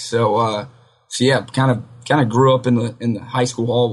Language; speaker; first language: English; native; English